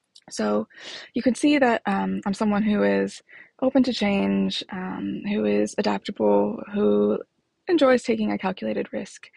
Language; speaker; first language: English; native; English